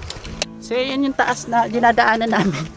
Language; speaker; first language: Filipino; native; Filipino